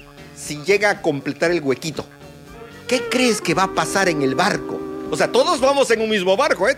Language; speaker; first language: Spanish; native; Spanish